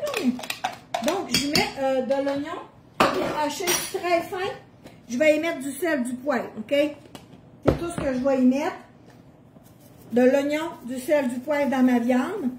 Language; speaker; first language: French; native; French